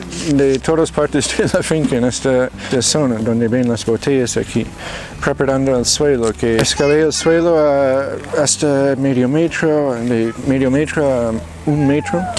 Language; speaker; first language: Spanish; non-native, fluent; English